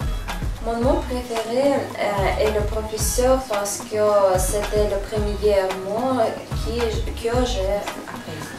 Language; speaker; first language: French; non-native, learner; Russian